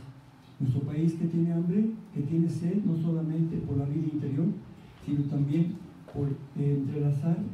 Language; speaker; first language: Spanish; native; Spanish